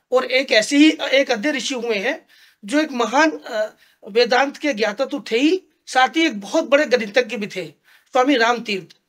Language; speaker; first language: Hindi; native; Hindi